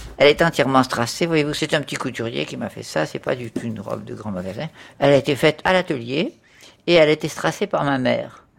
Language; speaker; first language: French; native; French